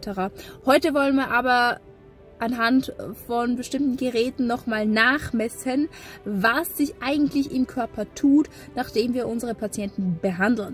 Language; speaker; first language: German; native; German